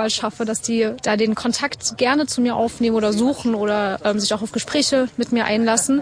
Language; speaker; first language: German; native; German